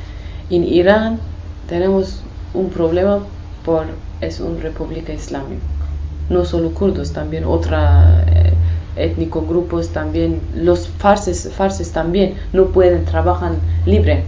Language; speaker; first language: Spanish; non-native, learner; Kurdish